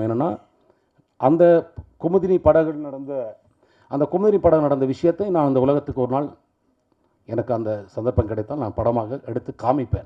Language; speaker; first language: Tamil; native; Tamil